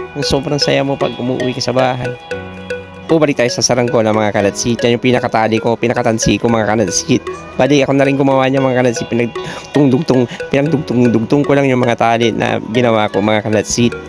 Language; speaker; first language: Filipino; non-native, local second language; Pangasinan